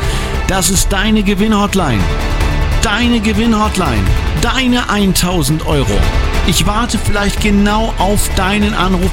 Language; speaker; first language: German; native; German